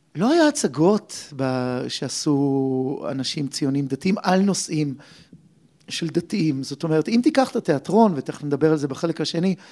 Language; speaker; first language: Hebrew; native; Hebrew